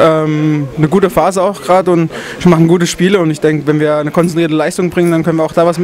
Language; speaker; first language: German; native; German